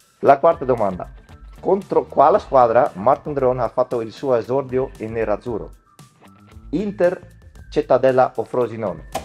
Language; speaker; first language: Italian; non-native, fluent; Dutch